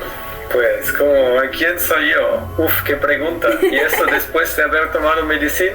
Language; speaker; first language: Spanish; non-native, fluent; German